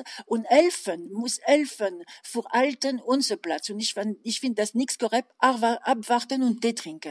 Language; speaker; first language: German; non-native, learner; French